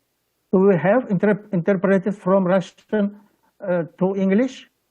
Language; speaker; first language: English; non-native, learner; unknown